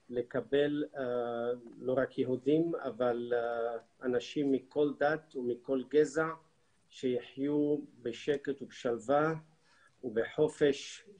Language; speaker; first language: Hebrew; non-native, fluent; Arabic